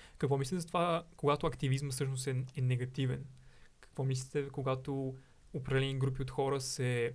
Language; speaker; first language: Bulgarian; native; Bulgarian